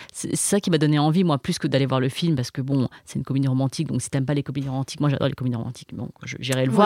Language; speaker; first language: French; native; French